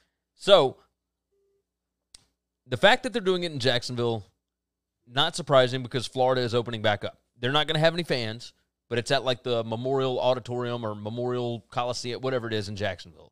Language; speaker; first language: English; native; English